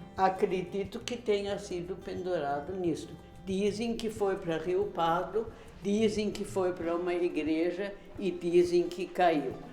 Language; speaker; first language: Portuguese; non-native, fluent; German